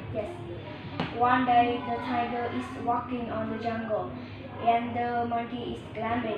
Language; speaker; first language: English; non-native, learner; Vietnamese